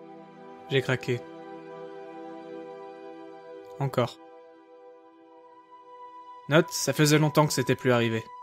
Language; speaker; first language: French; native; French